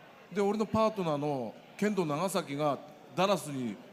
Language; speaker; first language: Japanese; native; Japanese